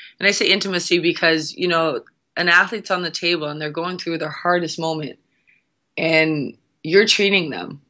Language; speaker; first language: English; native; English